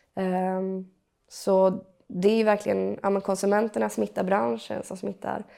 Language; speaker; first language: Swedish; native; Swedish